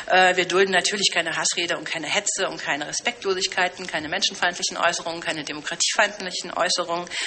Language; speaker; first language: German; early bilingual, other home language; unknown